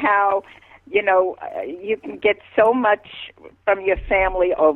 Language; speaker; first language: English; native; English